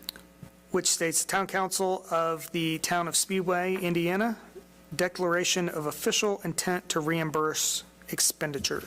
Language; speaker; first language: English; native; English